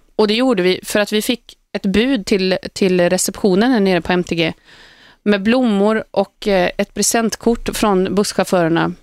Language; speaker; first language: Swedish; native; Swedish